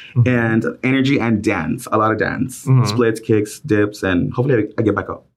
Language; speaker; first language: English; early bilingual, other home language; Spanish